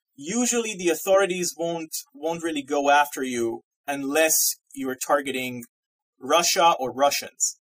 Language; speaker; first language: English; non-native, fluent; Hebrew